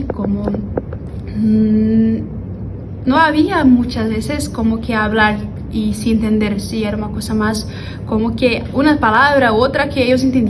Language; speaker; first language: Spanish; non-native, learner; Portuguese